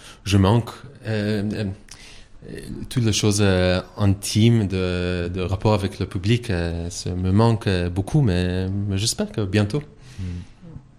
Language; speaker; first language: French; non-native, learner; Hebrew